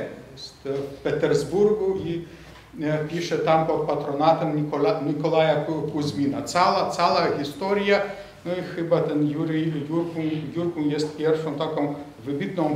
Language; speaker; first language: Polish; non-native, fluent; Lithuanian